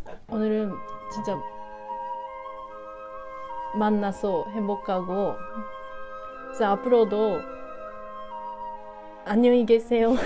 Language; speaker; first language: Korean; non-native, fluent; Japanese